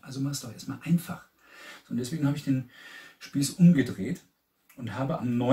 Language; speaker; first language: German; native; German